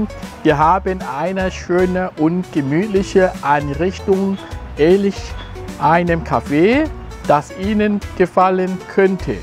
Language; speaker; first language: German; non-native, fluent; Thai